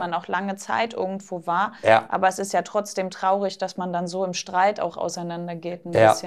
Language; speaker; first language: German; native; German